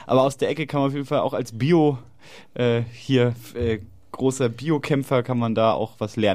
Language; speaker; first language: German; native; German